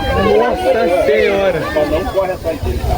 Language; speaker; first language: Portuguese; native; Portuguese